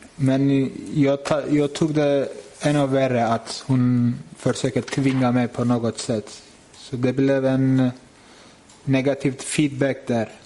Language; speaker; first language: Swedish; non-native, fluent; Turkish